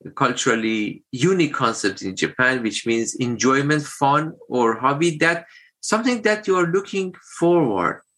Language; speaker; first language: English; non-native, fluent; Persian